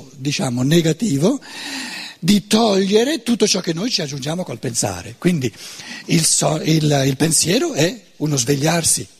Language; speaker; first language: Italian; non-native, fluent; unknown